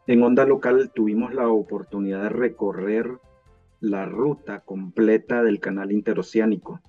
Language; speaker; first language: Spanish; native; Spanish